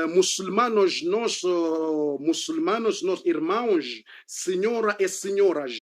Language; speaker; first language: Portuguese; non-native, learner; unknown